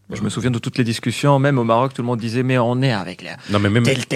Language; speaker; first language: French; non-native, local second language; Arabic